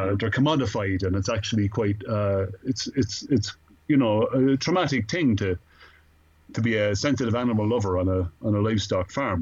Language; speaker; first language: English; native; English